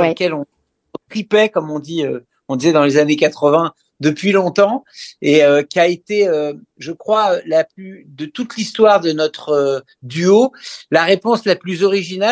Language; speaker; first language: French; native; French